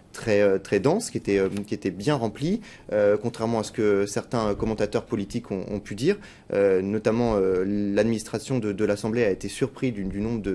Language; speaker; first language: French; native; French